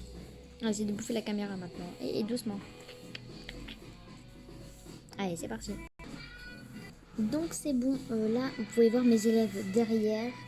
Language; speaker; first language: French; native; French